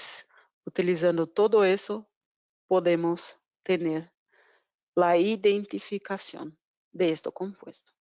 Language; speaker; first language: Spanish; non-native, fluent; Portuguese